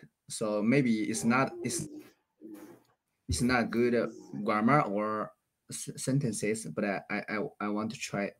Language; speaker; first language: English; non-native, learner; Chinese